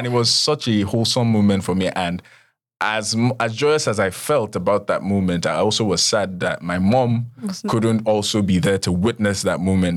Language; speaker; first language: English; non-native, local second language; Yoruba